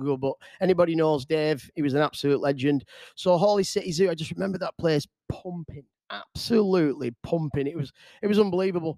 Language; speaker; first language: English; native; English